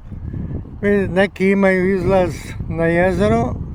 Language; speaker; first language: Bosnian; non-native, local second language; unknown